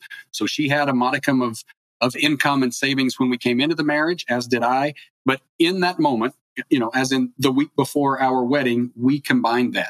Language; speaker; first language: English; native; English